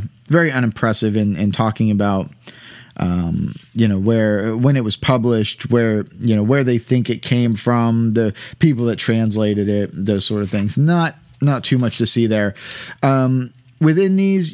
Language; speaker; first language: English; native; English